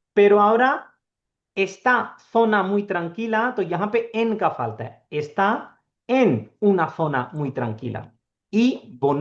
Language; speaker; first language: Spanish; non-native, learner; Urdu